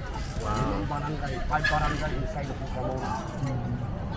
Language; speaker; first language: English; non-native, local second language; Filipino